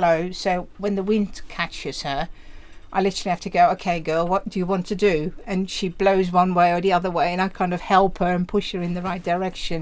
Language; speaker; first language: English; non-native, fluent; Dutch